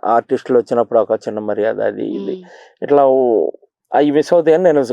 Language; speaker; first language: Telugu; native; Telugu